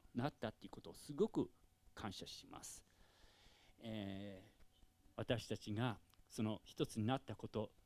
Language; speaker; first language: Japanese; non-native, fluent; English